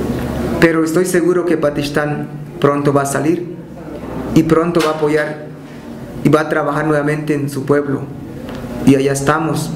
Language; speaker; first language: Spanish; non-native, local second language; Tzotzil